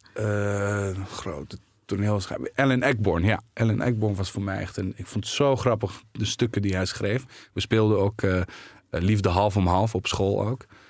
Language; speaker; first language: Dutch; early bilingual, other home language; Arabic